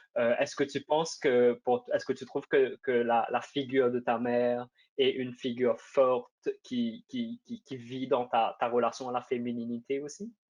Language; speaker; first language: French; non-native, local second language; Morisyen